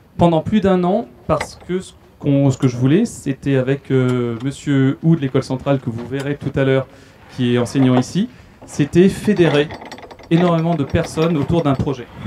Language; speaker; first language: French; native; French